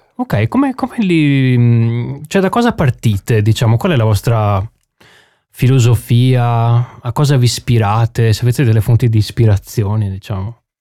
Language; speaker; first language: Italian; native; Italian